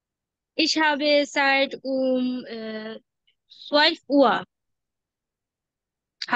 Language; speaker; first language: German; non-native, learner; Bangla